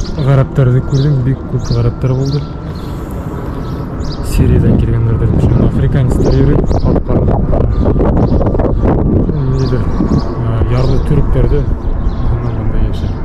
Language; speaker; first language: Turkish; non-native, learner; Bashkir